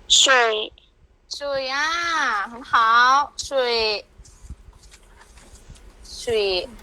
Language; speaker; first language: Chinese; non-native, learner; Thai